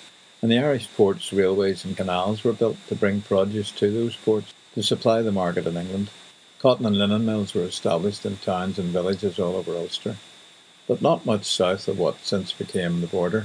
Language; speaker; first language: English; native; English